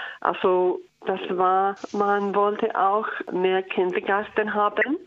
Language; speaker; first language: German; non-native, learner; Icelandic